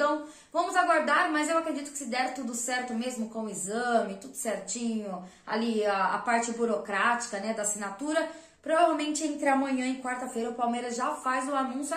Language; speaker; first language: Portuguese; native; Portuguese